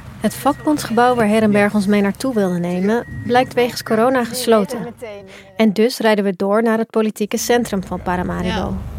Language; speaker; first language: Dutch; native; Dutch